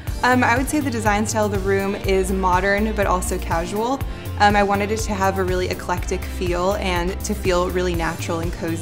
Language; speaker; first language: English; native; English